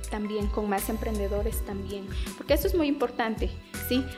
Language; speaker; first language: Spanish; non-native, local second language; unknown